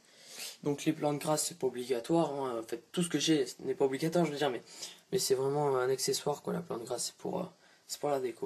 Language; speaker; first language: French; native; French